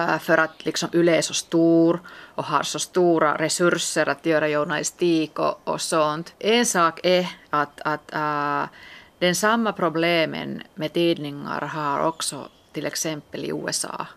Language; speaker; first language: Swedish; non-native, local second language; Finnish